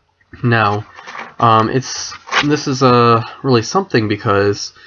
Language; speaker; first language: English; native; English